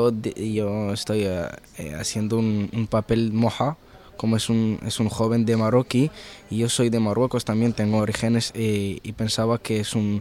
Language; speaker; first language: Spanish; early bilingual, heritage; Arabic